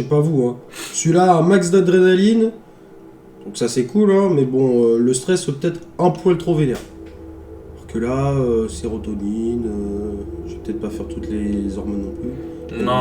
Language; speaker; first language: French; native; French